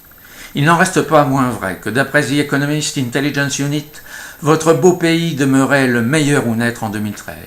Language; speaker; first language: French; native; French